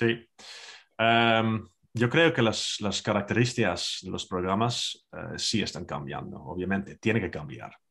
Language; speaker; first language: Spanish; non-native, fluent; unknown